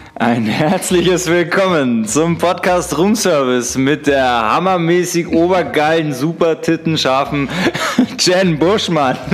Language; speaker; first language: German; native; German